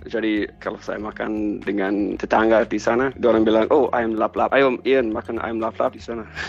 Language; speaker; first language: Indonesian; non-native, fluent; English